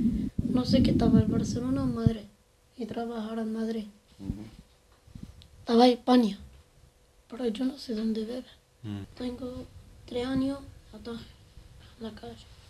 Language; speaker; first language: Spanish; non-native, learner; Arabic